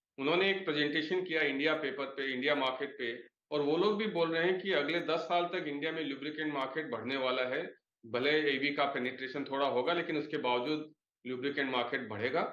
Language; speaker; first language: Hindi; native; Hindi